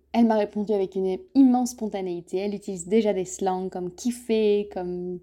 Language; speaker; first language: French; native; French